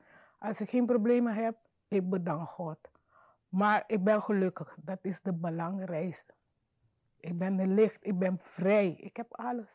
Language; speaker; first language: Dutch; non-native, learner; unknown